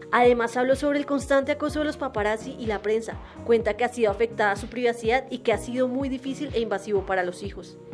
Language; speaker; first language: Spanish; native; Spanish